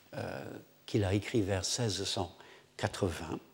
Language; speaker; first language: French; non-native, fluent; English